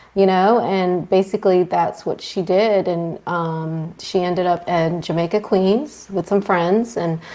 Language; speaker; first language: English; early bilingual, other home language; Spanish